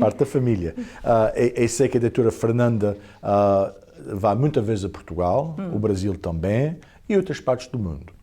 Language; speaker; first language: Portuguese; early bilingual, heritage; Portuguese